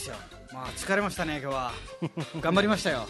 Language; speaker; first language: Japanese; non-native, fluent; Nepali